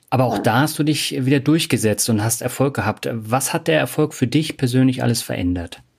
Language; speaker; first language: German; native; German